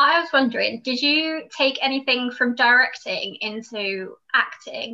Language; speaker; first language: English; native; English